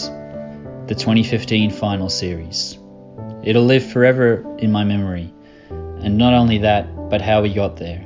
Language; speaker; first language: English; native; English